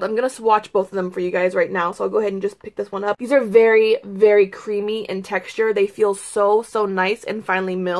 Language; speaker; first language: English; native; English